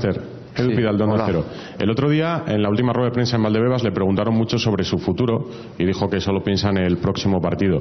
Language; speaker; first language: Spanish; native; Spanish